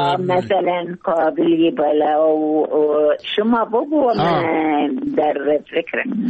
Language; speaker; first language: Persian; non-native, fluent; Arabic